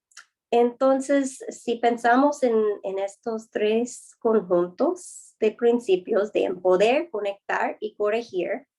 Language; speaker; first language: Spanish; non-native, fluent; English